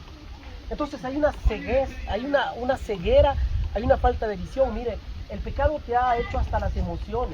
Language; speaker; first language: Spanish; native; Spanish